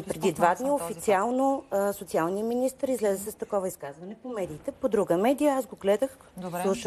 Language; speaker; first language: Bulgarian; native; Bulgarian